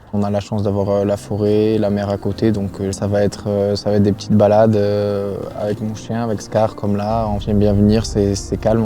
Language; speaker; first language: French; native; French